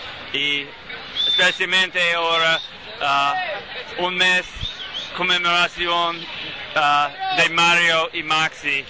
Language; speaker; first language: Spanish; non-native, learner; English